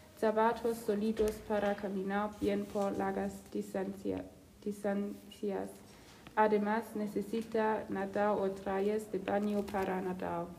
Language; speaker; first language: Spanish; non-native, learner; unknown